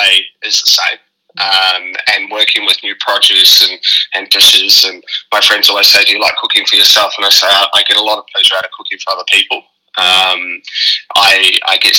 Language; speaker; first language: English; native; English